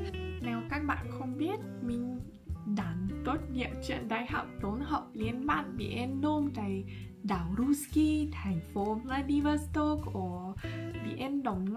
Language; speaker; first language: Vietnamese; non-native, fluent; Russian